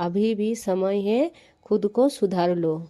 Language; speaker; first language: Hindi; non-native, fluent; Bangla